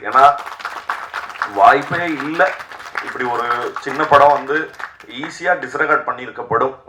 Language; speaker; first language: Tamil; native; Tamil